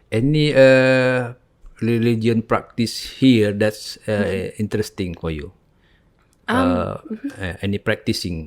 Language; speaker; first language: English; non-native, learner; Indonesian